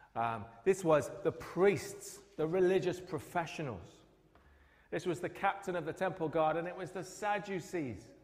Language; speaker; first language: English; native; English